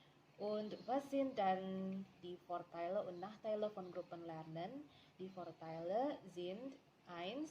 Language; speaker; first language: German; non-native, learner; Indonesian